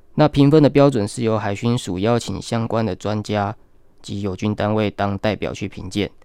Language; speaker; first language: Chinese; native; Chinese